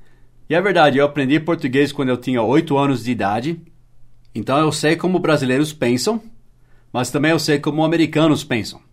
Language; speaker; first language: Portuguese; early bilingual, other home language; English